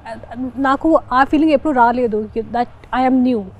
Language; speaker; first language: Telugu; non-native, fluent; Hindi